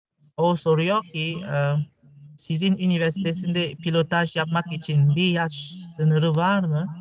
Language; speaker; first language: Turkish; non-native, fluent; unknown